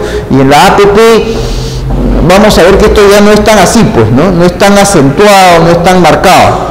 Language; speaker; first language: Spanish; native; Spanish